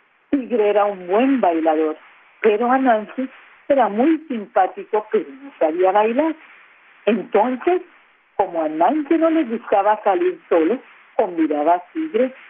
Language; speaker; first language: Spanish; non-native, local second language; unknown